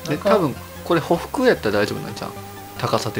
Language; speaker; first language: Japanese; native; Japanese